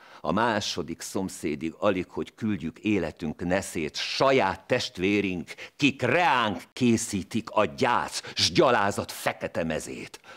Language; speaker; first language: Hungarian; native; Hungarian